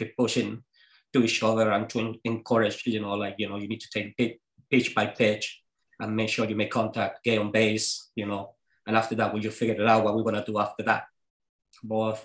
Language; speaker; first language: English; non-native, fluent; Spanish